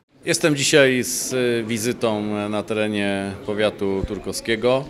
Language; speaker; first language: Polish; native; Polish